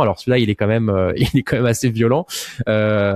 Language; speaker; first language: French; native; French